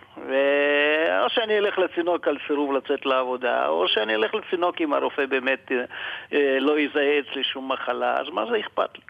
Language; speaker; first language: Hebrew; non-native, fluent; Russian